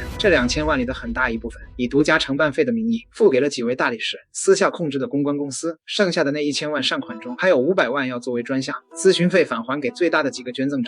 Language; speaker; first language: Chinese; native; Chinese